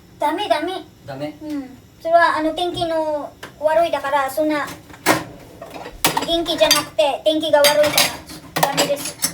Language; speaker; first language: Japanese; non-native, learner; Cebuano